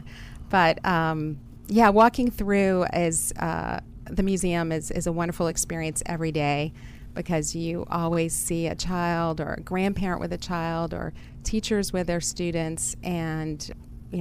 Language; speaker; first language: English; early bilingual, other home language; German